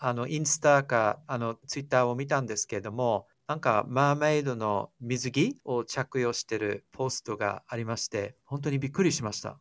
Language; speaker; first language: Japanese; non-native, fluent; English